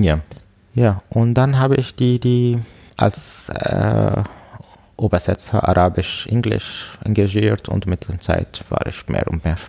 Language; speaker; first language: German; non-native, learner; Arabic